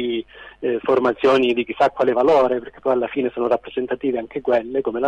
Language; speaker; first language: Italian; native; Italian